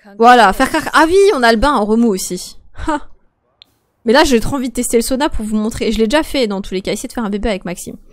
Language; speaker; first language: French; native; French